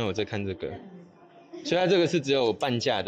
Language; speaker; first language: Chinese; native; Chinese